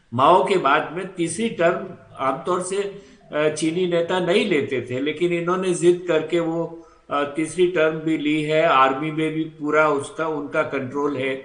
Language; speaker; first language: Hindi; native; Hindi